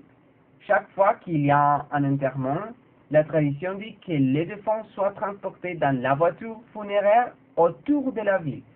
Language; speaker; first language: French; non-native, learner; Spanish